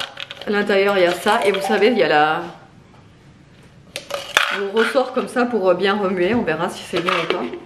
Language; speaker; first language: French; native; French